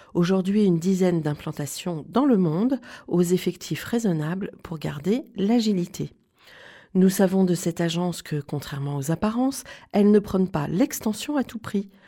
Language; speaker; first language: French; native; French